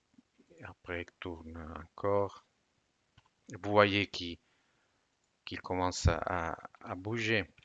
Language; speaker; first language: French; non-native, fluent; Italian